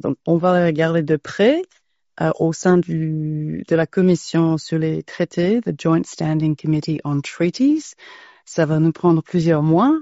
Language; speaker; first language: French; non-native, fluent; English